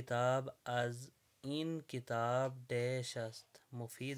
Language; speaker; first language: Persian; non-native, fluent; Urdu